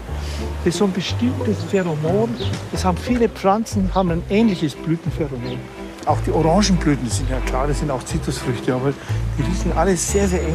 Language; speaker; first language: German; native; German